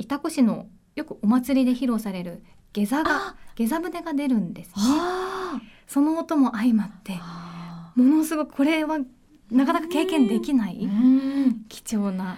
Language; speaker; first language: Japanese; native; Japanese